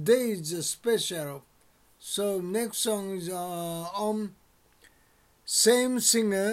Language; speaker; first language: English; non-native, learner; Japanese